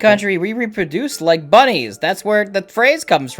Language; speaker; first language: English; native; English